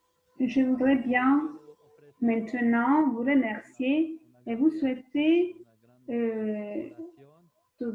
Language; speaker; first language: French; non-native, fluent; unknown